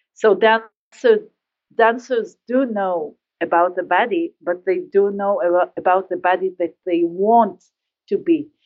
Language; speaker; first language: English; non-native, learner; Hebrew